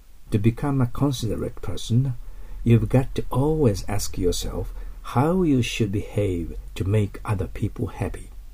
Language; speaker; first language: English; non-native, fluent; Japanese